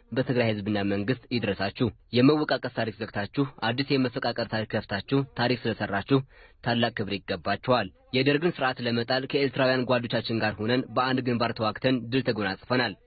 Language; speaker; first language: Amharic; non-native, local second language; Tigrinya